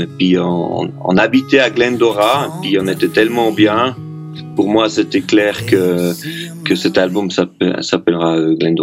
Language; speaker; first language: French; native; French